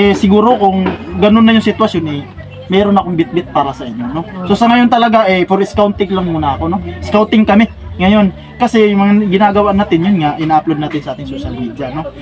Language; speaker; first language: Filipino; non-native, local second language; Cebuano